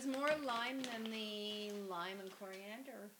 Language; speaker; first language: English; native; English